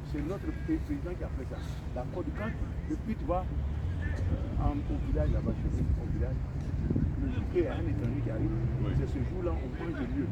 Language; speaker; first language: French; non-native, local second language; Baoulé